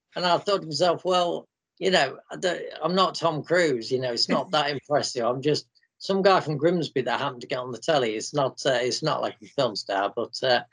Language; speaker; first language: English; native; English